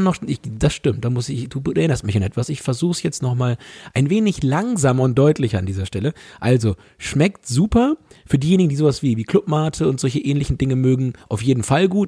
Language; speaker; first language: German; native; German